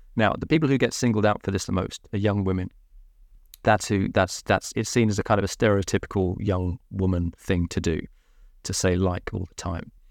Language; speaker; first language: English; native; English